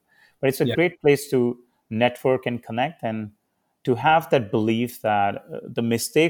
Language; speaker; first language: English; non-native, local second language; Hindi